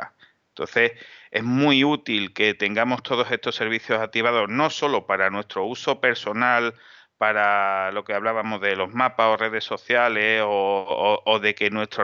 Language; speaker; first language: Spanish; native; Spanish